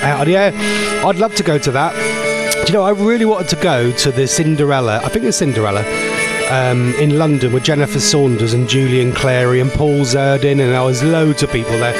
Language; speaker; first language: English; native; English